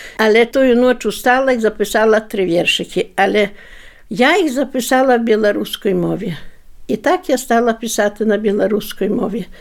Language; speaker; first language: Ukrainian; native; Ukrainian